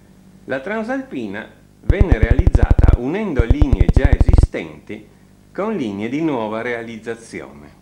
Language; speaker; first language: Italian; native; Italian